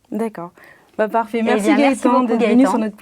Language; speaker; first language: French; native; French